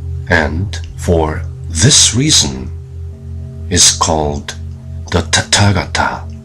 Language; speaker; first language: English; non-native, fluent; Korean